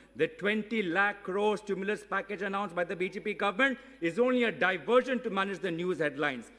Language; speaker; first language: English; non-native, local second language; Assamese